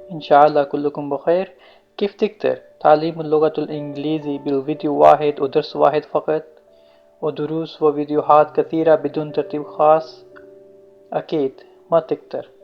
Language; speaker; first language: Arabic; non-native, learner; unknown